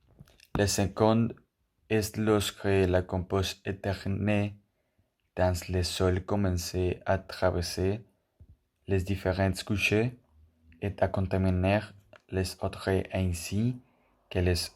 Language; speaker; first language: French; non-native, learner; Spanish